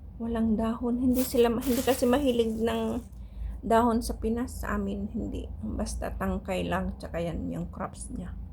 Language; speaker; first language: Filipino; non-native, local second language; Iloko